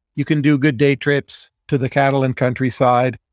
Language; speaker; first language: English; native; English